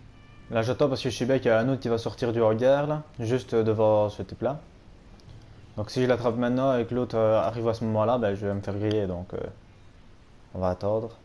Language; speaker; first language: French; native; French